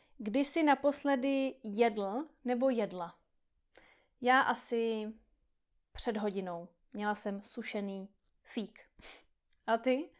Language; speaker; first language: Czech; native; Czech